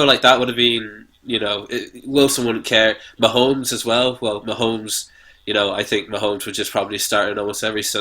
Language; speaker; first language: English; native; English